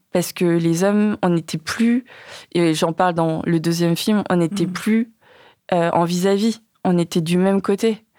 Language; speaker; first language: French; early bilingual, other home language; Vietnamese